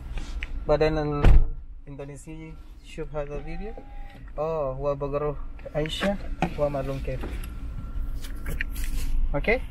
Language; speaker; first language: Arabic; non-native, learner; Indonesian